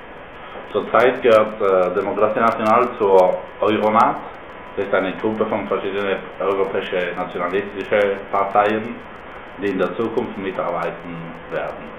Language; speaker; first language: German; non-native, fluent; Spanish